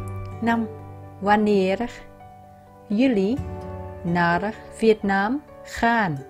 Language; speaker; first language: Dutch; non-native, learner; Vietnamese